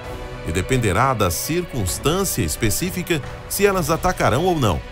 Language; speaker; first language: Portuguese; native; Portuguese